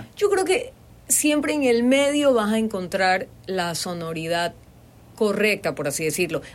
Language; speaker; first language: Spanish; native; Spanish